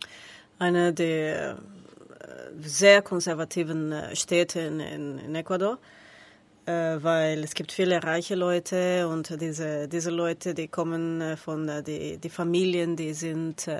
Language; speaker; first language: German; non-native, learner; Spanish